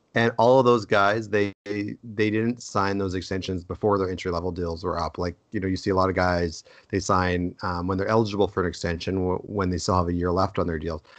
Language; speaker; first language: English; native; English